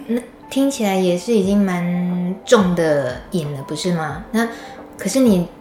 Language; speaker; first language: Chinese; native; Chinese